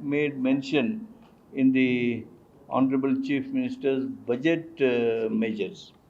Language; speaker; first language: English; non-native, local second language; Kannada